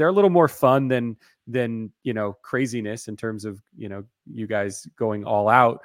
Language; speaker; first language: English; native; English